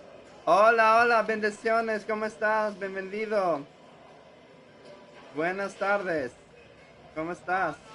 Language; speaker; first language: Spanish; non-native, learner; English